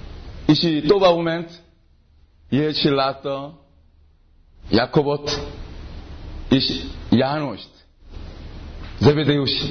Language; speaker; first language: Hungarian; non-native, learner; Korean